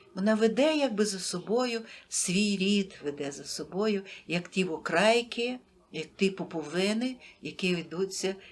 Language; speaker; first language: Ukrainian; native; Ukrainian